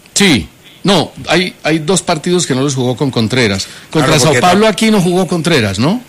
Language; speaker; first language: Spanish; native; Spanish